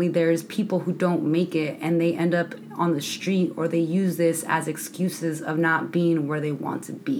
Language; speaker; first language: English; native; English